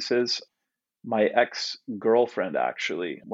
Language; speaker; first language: English; non-native, fluent; Polish